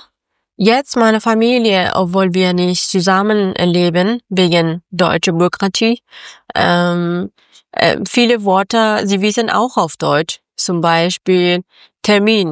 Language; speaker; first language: German; non-native, learner; Persian